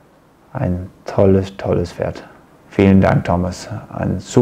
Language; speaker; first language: German; non-native, fluent; Danish